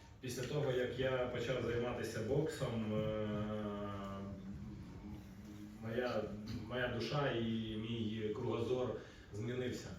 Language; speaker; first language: Ukrainian; non-native, local second language; Russian